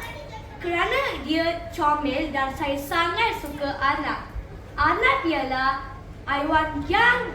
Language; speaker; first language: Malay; non-native, local second language; Tamil